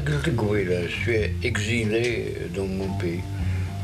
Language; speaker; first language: French; native; French